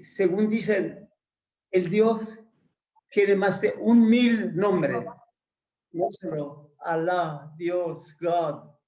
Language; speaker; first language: Spanish; non-native, learner; Persian